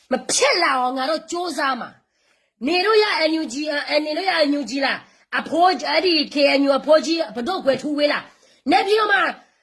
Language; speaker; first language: Burmese; non-native, local second language; Karen languages